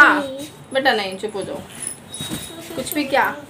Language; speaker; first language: Hindi; native; Hindi